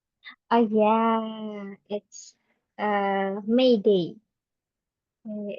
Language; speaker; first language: English; non-native, fluent; Indonesian